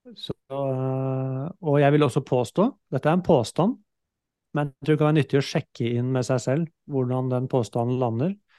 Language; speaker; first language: Norwegian; native; Norwegian